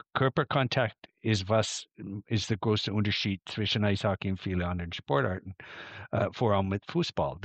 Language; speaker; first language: German; non-native, fluent; English